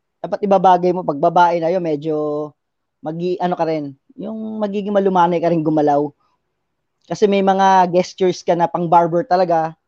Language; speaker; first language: Filipino; native; Filipino